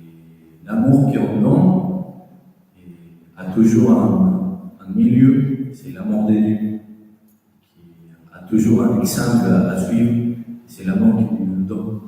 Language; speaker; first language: French; non-native, fluent; Spanish